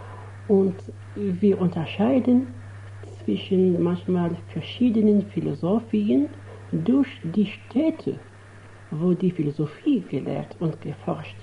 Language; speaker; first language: German; non-native, fluent; Arabic